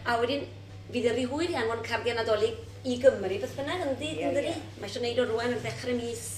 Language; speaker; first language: Welsh; early bilingual, heritage; Welsh